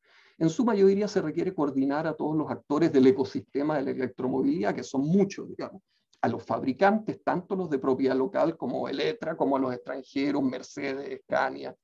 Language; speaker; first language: Spanish; native; Spanish